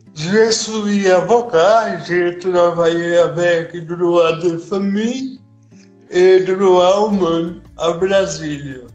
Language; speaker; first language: French; non-native, learner; Portuguese